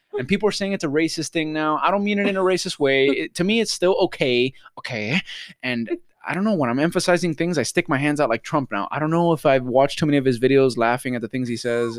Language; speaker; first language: English; native; English